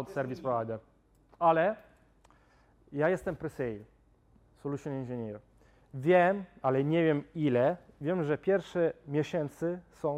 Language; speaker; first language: Polish; non-native, fluent; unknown